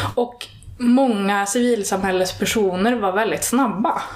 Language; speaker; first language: Swedish; native; Swedish